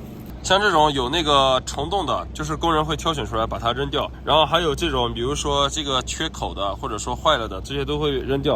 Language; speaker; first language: Chinese; native; Chinese